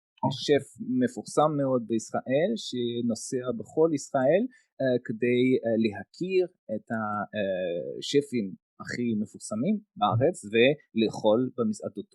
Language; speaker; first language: Hebrew; non-native, fluent; French